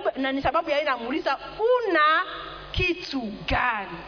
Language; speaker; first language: French; non-native, local second language; Swahili